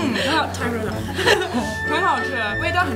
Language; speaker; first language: Chinese; non-native, fluent; English